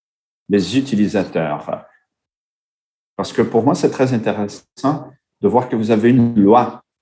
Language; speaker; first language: French; non-native, fluent; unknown